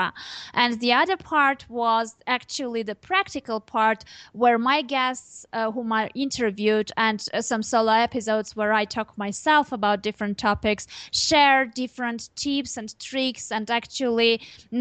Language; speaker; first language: English; non-native, fluent; Armenian